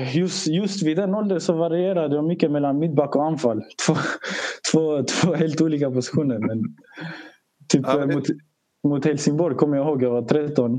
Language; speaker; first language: Swedish; early bilingual, other home language; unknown